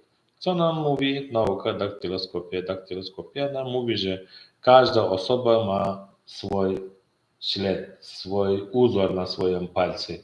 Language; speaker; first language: Polish; non-native, learner; Turkmen